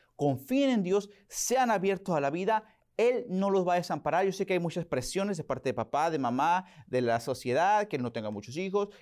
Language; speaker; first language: Spanish; early bilingual, heritage; Spanish